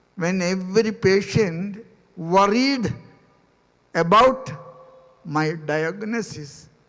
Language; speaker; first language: English; non-native, local second language; Malayalam